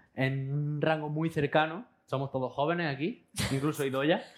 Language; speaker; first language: Spanish; native; Spanish